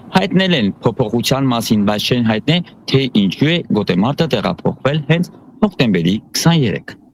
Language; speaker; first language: Armenian; native; Armenian